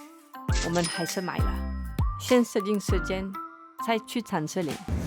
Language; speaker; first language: Chinese; non-native, fluent; French